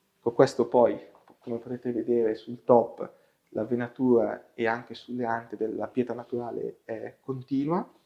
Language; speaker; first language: Italian; native; Italian